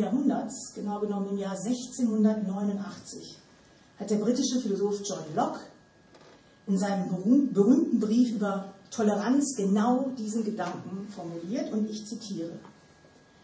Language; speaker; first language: German; native; German